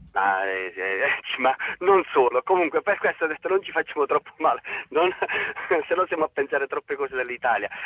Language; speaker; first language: Italian; native; Italian